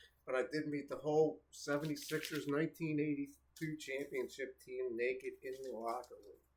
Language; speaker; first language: English; native; English